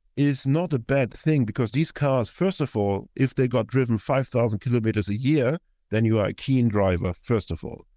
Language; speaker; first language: English; non-native, fluent; German